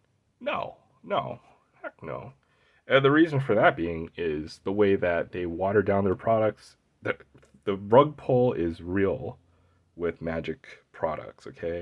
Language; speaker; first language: English; native; English